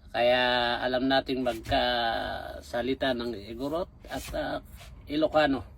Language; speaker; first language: Filipino; non-native, local second language; Iloko